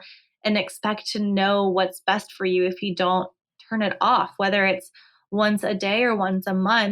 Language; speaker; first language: English; native; English